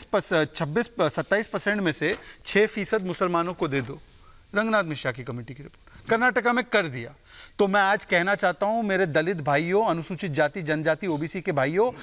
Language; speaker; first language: Hindi; native; Hindi